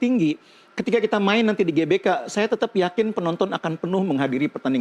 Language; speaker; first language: Indonesian; native; Indonesian